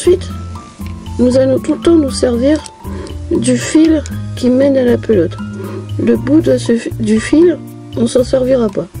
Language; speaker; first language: French; native; French